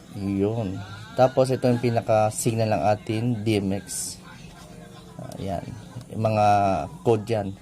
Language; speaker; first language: Filipino; non-native, local second language; Bikol